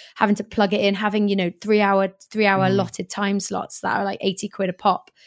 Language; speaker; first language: English; native; English